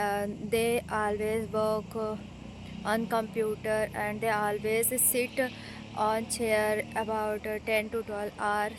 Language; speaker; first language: English; non-native, learner; Hindi